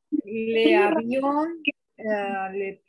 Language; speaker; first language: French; non-native, learner; Spanish